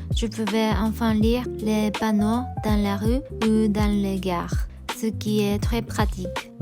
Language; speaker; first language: French; non-native, fluent; Japanese